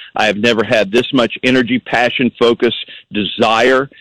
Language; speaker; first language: English; native; English